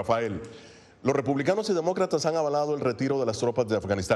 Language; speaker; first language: Spanish; native; Spanish